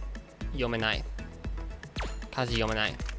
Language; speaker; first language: Japanese; non-native, learner; English